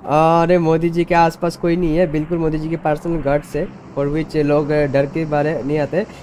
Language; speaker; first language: Hindi; non-native, local second language; Bangla